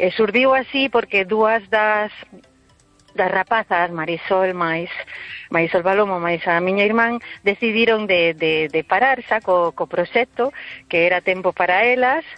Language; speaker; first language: Galician; early bilingual, heritage; Galician